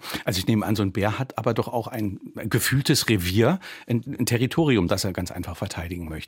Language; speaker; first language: German; native; German